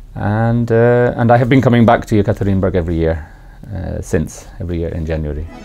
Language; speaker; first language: English; native; English